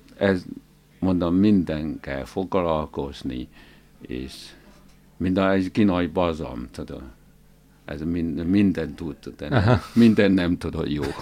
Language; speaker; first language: Hungarian; non-native, learner; Chinese